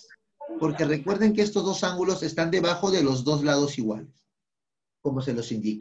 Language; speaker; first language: Spanish; native; Spanish